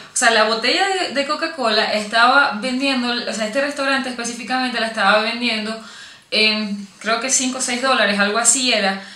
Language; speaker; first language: Spanish; native; Spanish